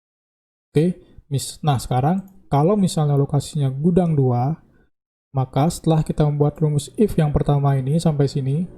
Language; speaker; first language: Indonesian; native; Indonesian